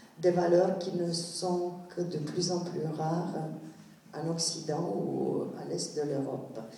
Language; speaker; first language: French; non-native, fluent; Romanian